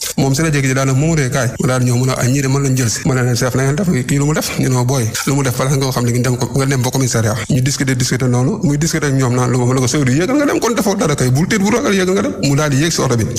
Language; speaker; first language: Wolof; native; Wolof